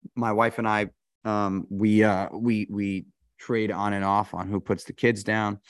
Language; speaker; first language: English; native; English